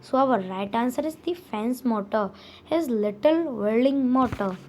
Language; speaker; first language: English; non-native, local second language; Hindi